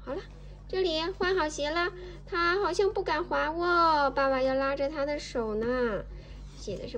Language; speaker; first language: Chinese; native; Chinese